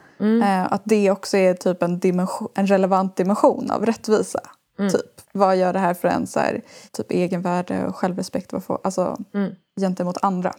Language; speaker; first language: Swedish; native; Swedish